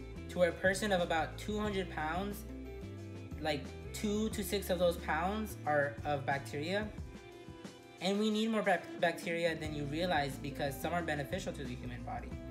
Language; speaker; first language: English; early bilingual, other home language; Spanish